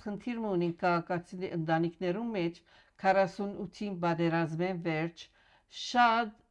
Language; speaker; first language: Armenian; non-native, local second language; Arabic